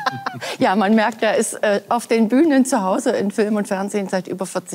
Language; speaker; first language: German; native; German